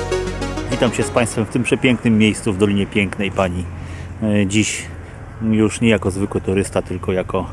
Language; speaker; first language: Polish; native; Polish